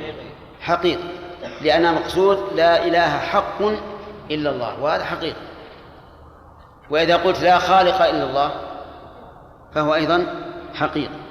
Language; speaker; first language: Arabic; native; Arabic